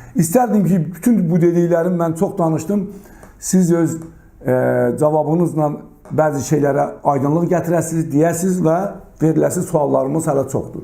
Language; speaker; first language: Azerbaijani; native; Azerbaijani